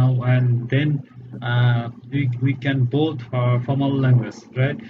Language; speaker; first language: English; non-native, learner; Bangla